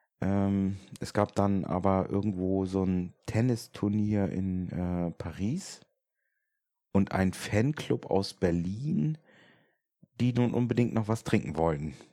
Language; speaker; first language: German; native; German